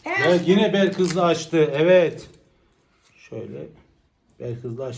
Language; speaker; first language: Turkish; native; Turkish